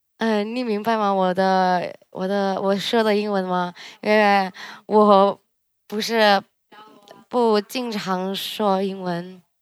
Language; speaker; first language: Chinese; early bilingual, heritage; Chinese